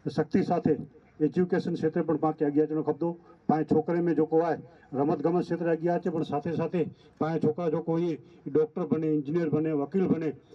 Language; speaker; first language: Gujarati; non-native, local second language; Kachhi